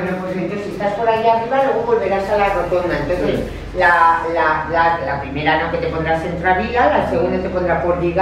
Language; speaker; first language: Spanish; native; Spanish